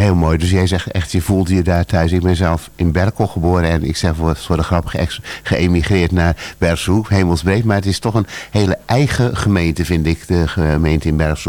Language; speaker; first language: Dutch; native; Dutch